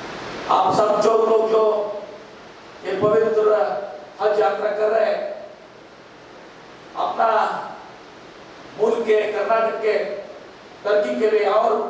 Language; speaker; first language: Hindi; non-native, local second language; Kannada